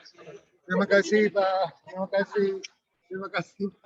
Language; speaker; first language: Indonesian; non-native, fluent; English